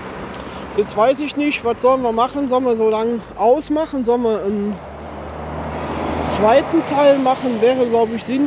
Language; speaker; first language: German; native; German